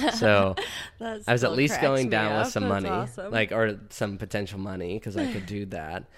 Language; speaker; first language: English; native; English